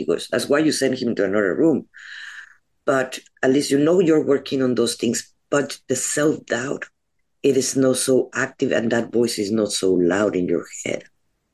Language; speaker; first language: English; non-native, fluent; Spanish